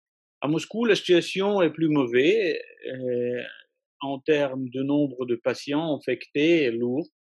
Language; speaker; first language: French; non-native, fluent; Russian